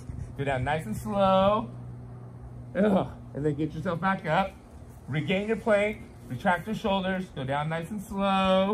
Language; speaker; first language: English; native; English